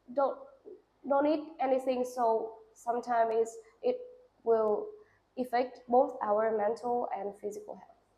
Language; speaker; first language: English; non-native, learner; Vietnamese